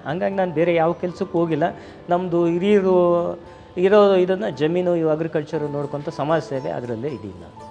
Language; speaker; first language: Kannada; native; Kannada